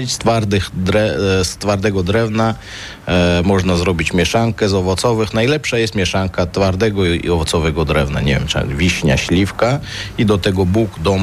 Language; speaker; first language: Polish; non-native, fluent; Armenian